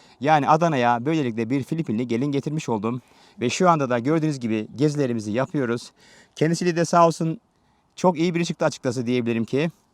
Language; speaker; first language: Turkish; native; Turkish